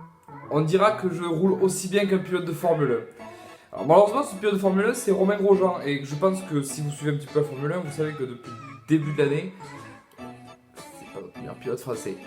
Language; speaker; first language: French; native; French